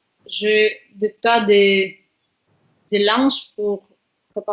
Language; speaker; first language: French; non-native, learner; Russian